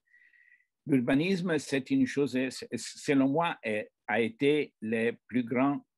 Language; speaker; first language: French; non-native, fluent; Italian